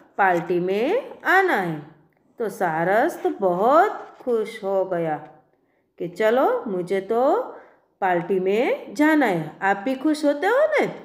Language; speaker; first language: Hindi; non-native, local second language; Gujarati